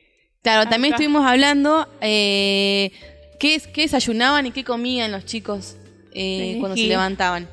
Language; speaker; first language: Spanish; native; Spanish